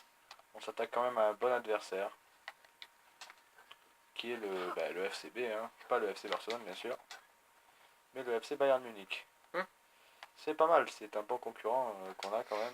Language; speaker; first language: French; native; French